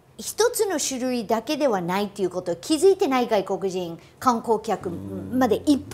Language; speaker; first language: Japanese; non-native, fluent; English